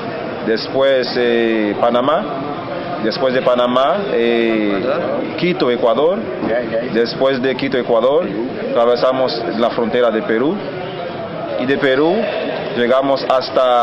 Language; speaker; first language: Spanish; non-native, fluent; Haitian Creole